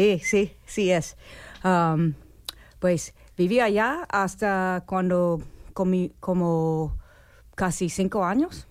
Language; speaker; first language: Spanish; non-native, learner; English